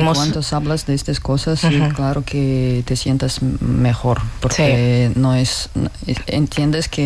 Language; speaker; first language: Spanish; non-native, fluent; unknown